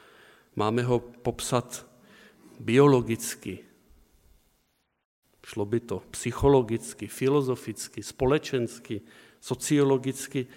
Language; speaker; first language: Czech; native; Czech